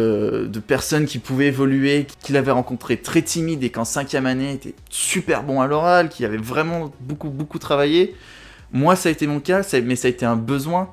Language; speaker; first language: French; native; French